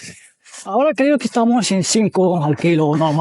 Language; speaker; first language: Spanish; non-native, fluent; Arabic